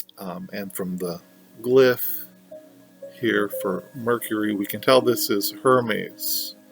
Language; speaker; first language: English; native; English